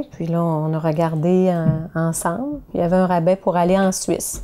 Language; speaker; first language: French; native; French